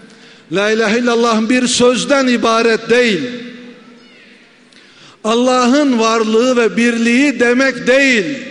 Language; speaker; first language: Turkish; native; Turkish